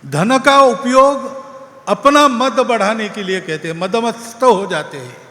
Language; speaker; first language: Hindi; non-native, local second language; Marathi